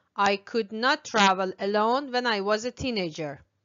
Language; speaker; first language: English; non-native, fluent; Persian